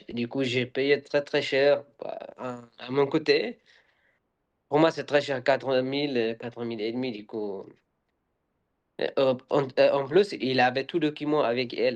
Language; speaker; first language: French; non-native, learner; Arabic